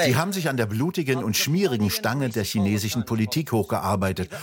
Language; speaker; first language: German; non-native, fluent; Russian